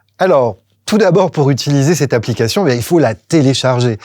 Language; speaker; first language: French; native; French